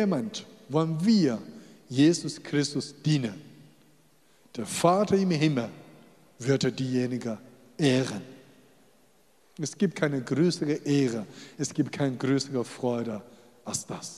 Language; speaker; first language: German; non-native, fluent; Chinese